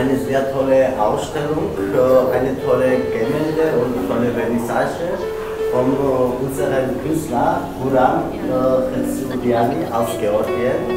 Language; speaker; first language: German; non-native, fluent; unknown